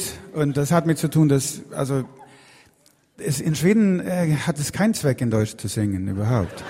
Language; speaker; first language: German; non-native, fluent; Swedish